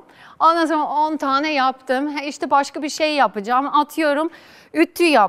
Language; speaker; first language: Turkish; non-native, fluent; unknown